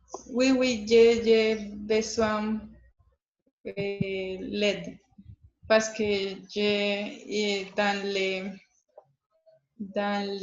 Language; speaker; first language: French; non-native, learner; Spanish